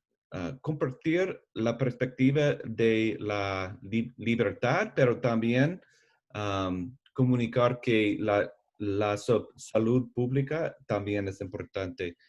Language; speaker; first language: Spanish; non-native, learner; English